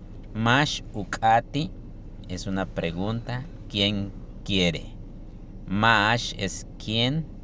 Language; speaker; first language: Spanish; non-native, local second language; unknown